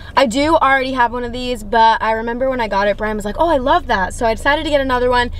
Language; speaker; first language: English; native; English